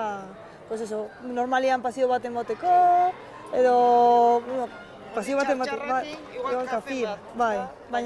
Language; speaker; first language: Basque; non-native, local second language; Spanish